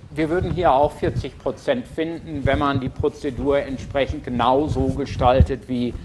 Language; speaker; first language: German; native; German